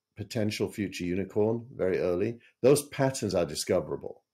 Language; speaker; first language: English; native; English